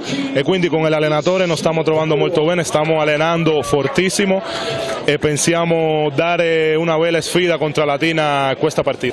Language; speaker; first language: Italian; non-native, learner; Spanish